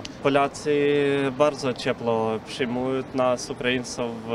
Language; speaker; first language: Polish; non-native, learner; Ukrainian